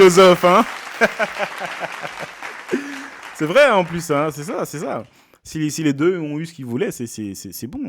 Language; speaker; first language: French; native; French